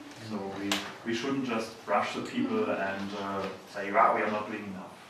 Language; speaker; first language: English; non-native, fluent; Polish